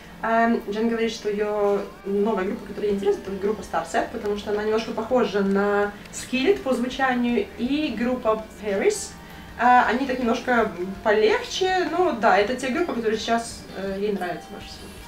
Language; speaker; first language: Russian; native; Russian